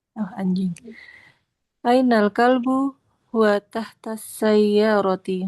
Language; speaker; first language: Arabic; non-native, learner; Indonesian